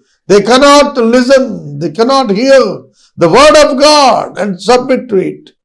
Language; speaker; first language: English; non-native, local second language; Telugu